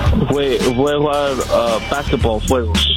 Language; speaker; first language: Spanish; non-native, learner; English